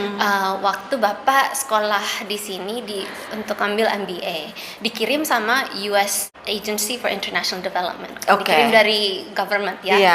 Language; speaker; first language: Indonesian; early bilingual, heritage; Indonesian